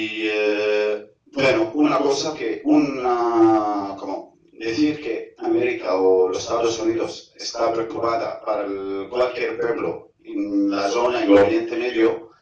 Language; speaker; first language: Spanish; non-native, fluent; Arabic